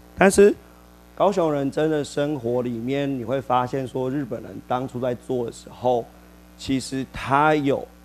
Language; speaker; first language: Chinese; native; Chinese